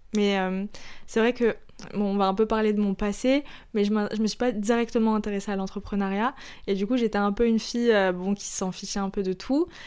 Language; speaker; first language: French; early bilingual, other home language; Arabic